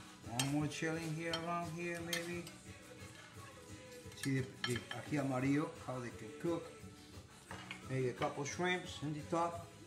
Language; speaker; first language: English; non-native, fluent; Spanish